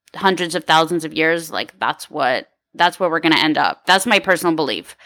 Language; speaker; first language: English; early bilingual, other home language; Ukrainian